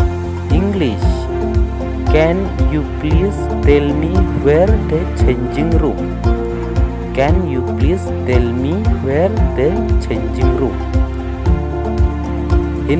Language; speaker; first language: English; non-native, learner; Khasi